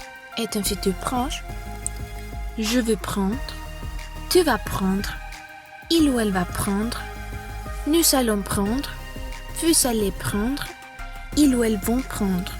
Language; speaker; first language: French; non-native, fluent; Spanish